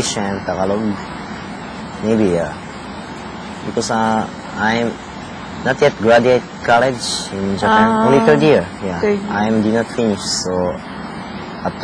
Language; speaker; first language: English; non-native, learner; Japanese